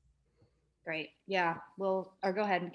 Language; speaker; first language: English; native; English